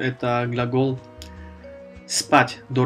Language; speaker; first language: Russian; non-native, fluent; Spanish